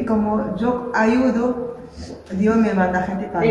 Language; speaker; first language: Spanish; non-native, local second language; Arabic